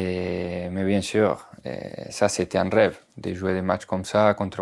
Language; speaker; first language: French; non-native, fluent; Spanish